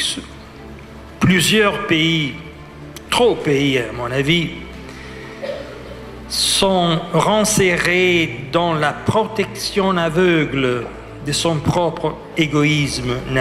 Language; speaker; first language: French; non-native, fluent; Italian